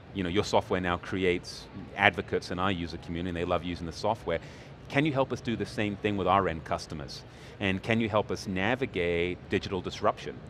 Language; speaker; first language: English; native; English